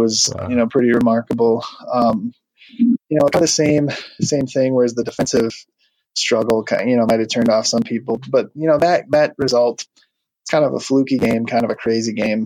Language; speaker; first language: English; native; English